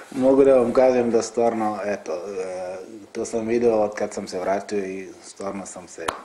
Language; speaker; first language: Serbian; non-native, fluent; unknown